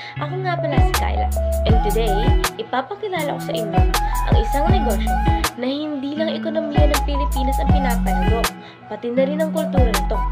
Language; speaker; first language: Filipino; native; Filipino